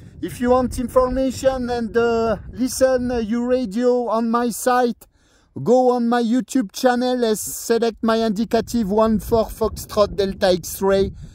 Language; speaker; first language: English; non-native, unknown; French